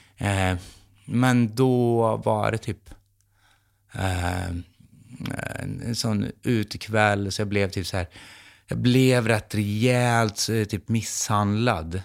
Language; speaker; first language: Swedish; native; Swedish